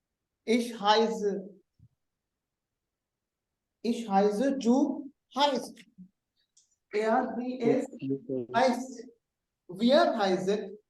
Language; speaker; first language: German; non-native, fluent; Hindi